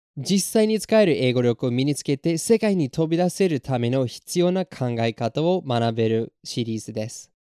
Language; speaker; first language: Japanese; non-native, fluent; English